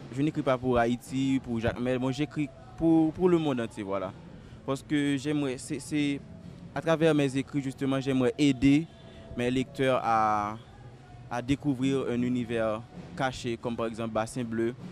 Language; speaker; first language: French; native; French